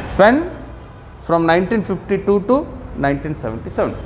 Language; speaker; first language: English; non-native, local second language; Kannada